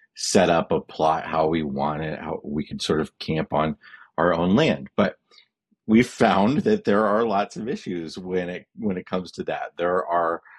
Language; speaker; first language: English; native; English